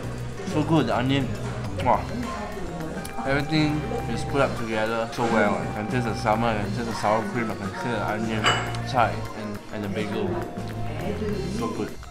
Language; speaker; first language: English; non-native, local second language; Chinese